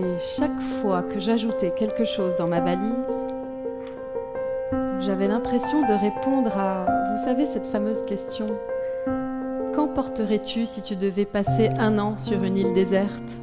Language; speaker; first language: French; non-native, local second language; Arabic